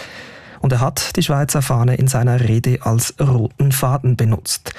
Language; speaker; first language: German; native; German